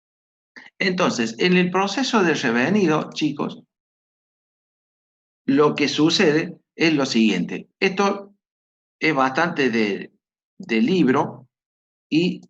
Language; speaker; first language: Spanish; native; Spanish